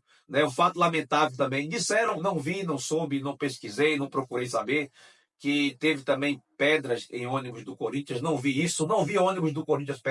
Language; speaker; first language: Portuguese; native; Portuguese